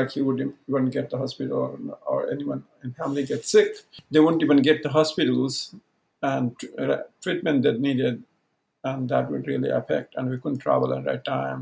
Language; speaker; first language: English; non-native, local second language; Maithili